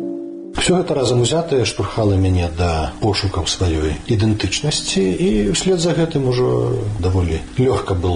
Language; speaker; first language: Belarusian; native; Belarusian